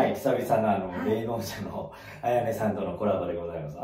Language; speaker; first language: Japanese; native; Japanese